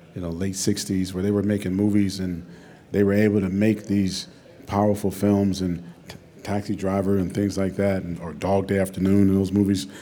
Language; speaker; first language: English; native; English